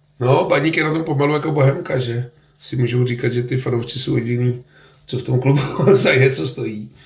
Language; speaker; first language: Czech; native; Czech